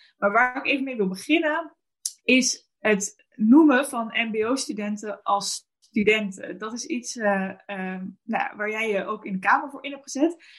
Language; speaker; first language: Dutch; native; Dutch